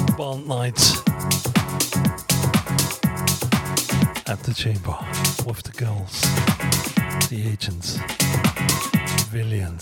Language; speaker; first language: English; non-native, fluent; German